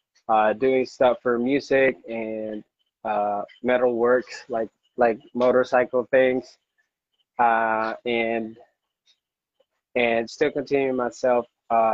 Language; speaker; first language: English; non-native, local second language; Hiligaynon